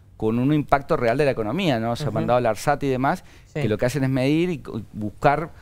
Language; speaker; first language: Spanish; native; Spanish